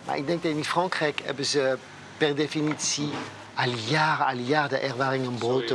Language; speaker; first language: Dutch; non-native, fluent; French